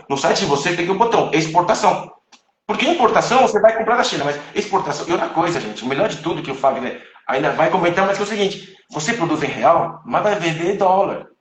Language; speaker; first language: Portuguese; non-native, fluent; Chinese